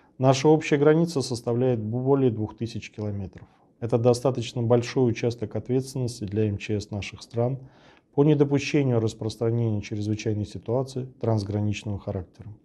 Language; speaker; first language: Russian; native; Russian